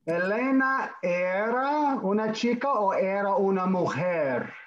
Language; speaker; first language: Spanish; non-native, fluent; English